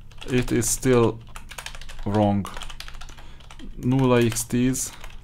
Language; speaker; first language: English; non-native, fluent; Hungarian